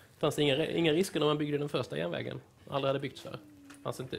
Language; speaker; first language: Swedish; native; Swedish